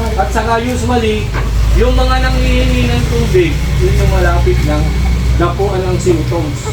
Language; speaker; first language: Filipino; native; Filipino